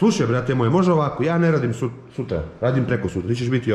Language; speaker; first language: Serbian; native; Serbian